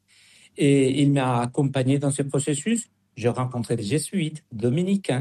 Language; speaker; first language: French; non-native, fluent; Spanish